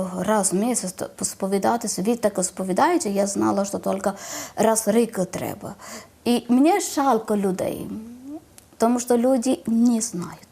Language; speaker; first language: Ukrainian; non-native, learner; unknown